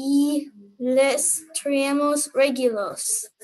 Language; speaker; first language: Spanish; non-native, learner; English